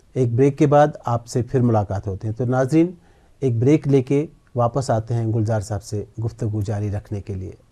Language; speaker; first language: Urdu; non-native, local second language; Kashmiri